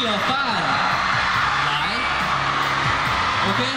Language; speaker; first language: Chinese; non-native, learner; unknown